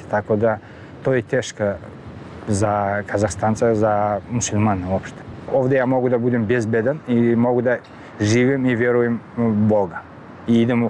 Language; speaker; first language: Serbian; non-native, learner; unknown